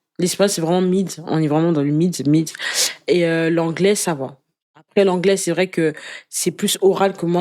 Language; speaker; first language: French; early bilingual, other home language; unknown